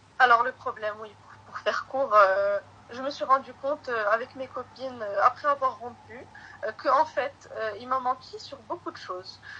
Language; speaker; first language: French; early bilingual, other home language; Arabic